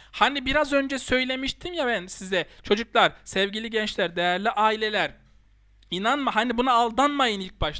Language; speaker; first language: Turkish; native; Turkish